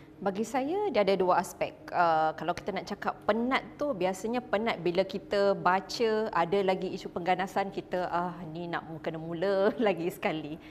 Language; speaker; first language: Malay; native; Malay